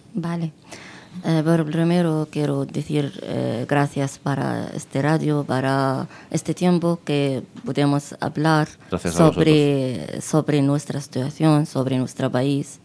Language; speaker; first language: Spanish; non-native, fluent; Arabic